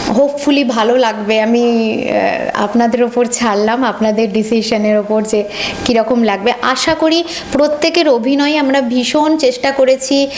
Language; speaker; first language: Bangla; native; Bangla